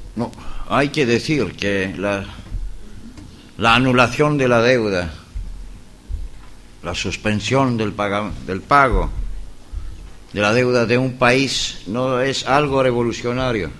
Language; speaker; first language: Spanish; non-native, fluent; Greek